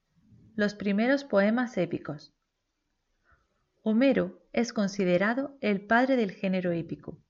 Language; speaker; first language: Spanish; native; Spanish